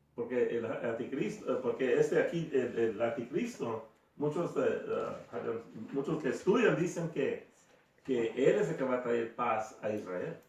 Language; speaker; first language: Spanish; early bilingual, heritage; Spanish